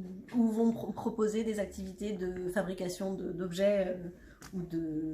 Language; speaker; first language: French; native; French